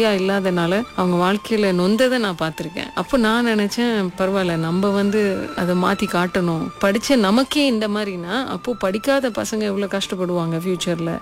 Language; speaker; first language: Tamil; early bilingual, heritage; Tamil